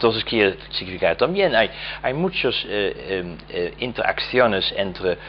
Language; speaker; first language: Spanish; non-native, fluent; Dutch